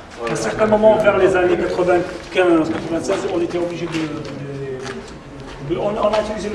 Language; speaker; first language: French; non-native, local second language; Arabic